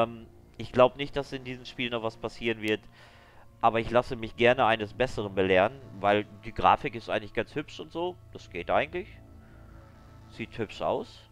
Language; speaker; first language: German; native; German